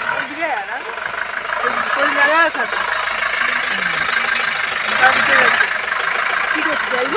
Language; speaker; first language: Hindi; non-native, local second language; Bangla